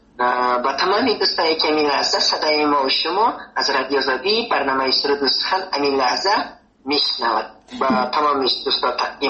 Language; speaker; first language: Persian; native; Persian